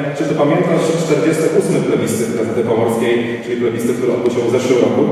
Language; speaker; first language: Polish; native; Polish